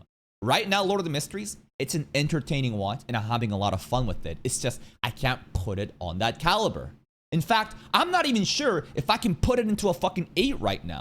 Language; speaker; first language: English; native; English